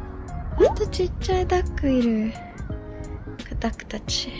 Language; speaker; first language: Japanese; non-native, fluent; English